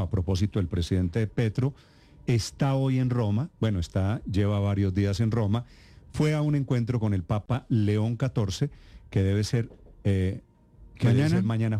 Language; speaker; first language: Spanish; native; Spanish